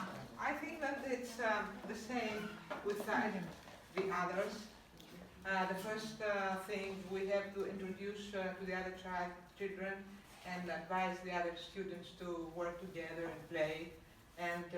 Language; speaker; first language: English; non-native, learner; Greek